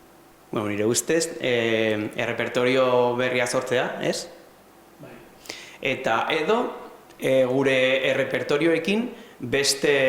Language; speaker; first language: Basque; non-native, local second language; Spanish